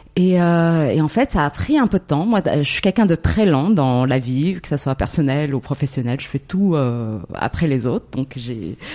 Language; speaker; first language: French; non-native, local second language; Arabic